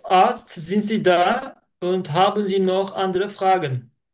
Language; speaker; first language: German; non-native, learner; Turkish